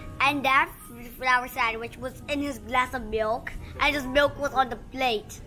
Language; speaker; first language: English; non-native, learner; Thai